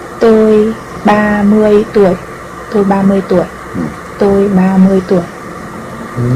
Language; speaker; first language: Vietnamese; non-native, learner; Korean